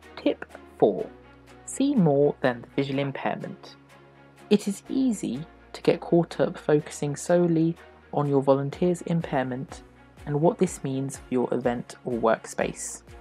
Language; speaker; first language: English; native; English